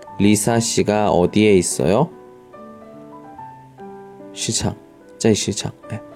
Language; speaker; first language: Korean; non-native, fluent; Chinese